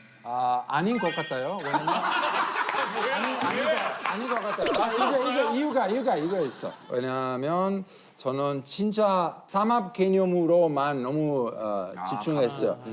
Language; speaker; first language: Korean; non-native, learner; Italian